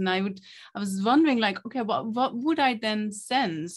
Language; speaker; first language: English; non-native, fluent; Dutch